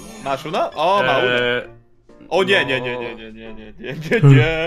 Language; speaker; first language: Polish; native; Polish